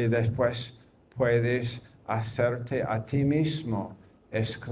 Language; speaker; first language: Spanish; non-native, fluent; English